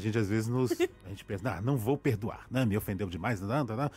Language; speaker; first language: Portuguese; native; Portuguese